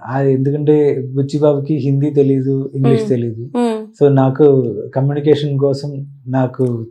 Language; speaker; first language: Telugu; non-native, learner; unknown